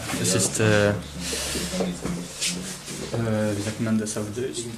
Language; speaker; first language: German; non-native, learner; French